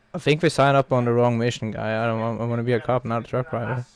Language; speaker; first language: English; non-native, fluent; Norwegian